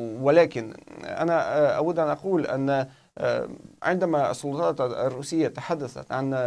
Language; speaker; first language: Arabic; non-native, fluent; Russian